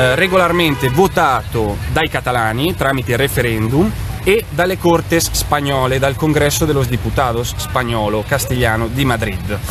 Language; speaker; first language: Italian; non-native, fluent; Catalan